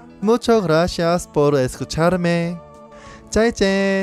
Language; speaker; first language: Spanish; non-native, learner; Korean